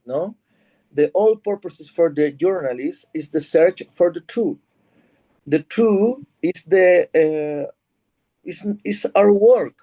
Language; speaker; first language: English; non-native, learner; Spanish